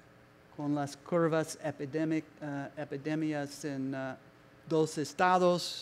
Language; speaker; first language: Spanish; non-native, learner; English